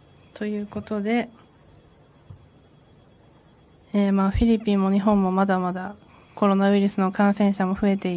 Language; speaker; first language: Japanese; native; Japanese